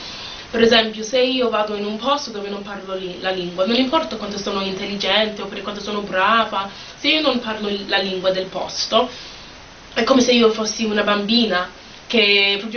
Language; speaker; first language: Italian; non-native, fluent; English